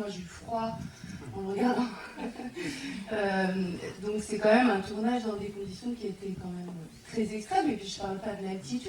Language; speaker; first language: French; native; French